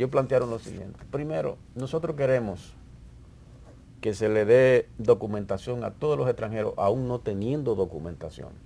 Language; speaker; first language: Spanish; native; Spanish